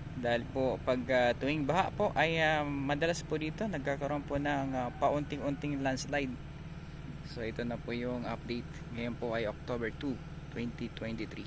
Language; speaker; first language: Filipino; non-native, local second language; Hiligaynon